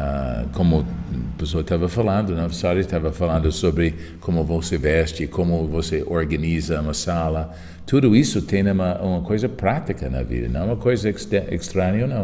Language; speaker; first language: Portuguese; non-native, fluent; English